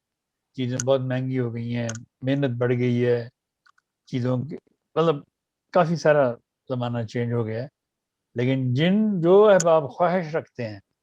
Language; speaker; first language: Urdu; native; Urdu